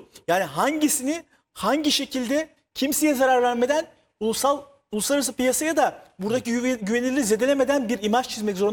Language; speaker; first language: Turkish; native; Turkish